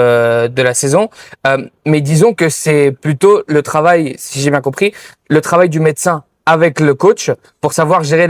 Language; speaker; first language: French; native; French